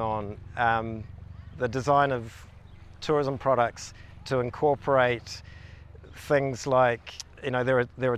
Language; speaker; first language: English; native; English